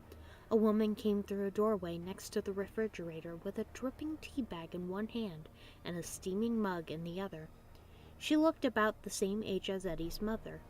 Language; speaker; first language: English; native; English